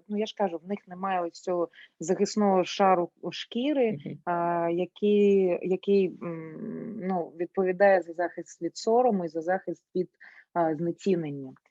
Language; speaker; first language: Ukrainian; non-native, local second language; Russian